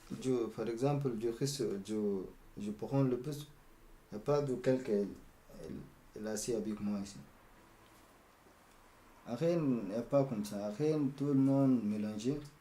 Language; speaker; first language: French; non-native, learner; Arabic